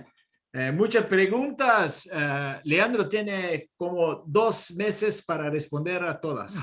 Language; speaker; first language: Spanish; non-native, fluent; Portuguese